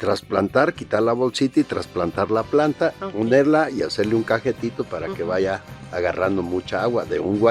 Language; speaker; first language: Spanish; native; Spanish